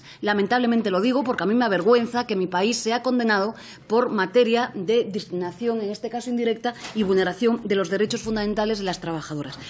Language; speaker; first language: Spanish; native; Spanish